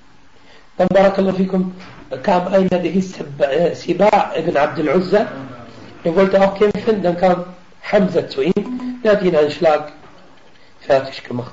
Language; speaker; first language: German; non-native, fluent; Arabic